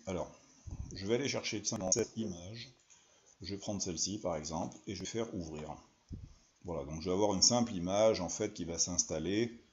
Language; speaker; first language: French; native; French